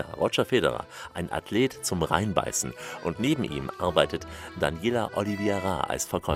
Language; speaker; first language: German; native; German